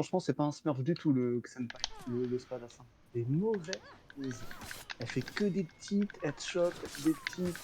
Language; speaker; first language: French; native; French